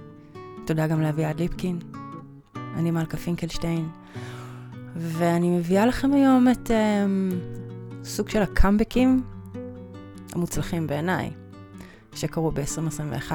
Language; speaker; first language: Hebrew; native; Hebrew